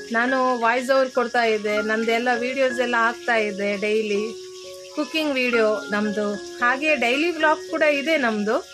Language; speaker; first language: Kannada; native; Kannada